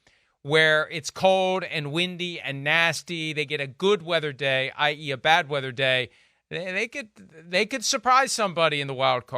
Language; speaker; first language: English; native; English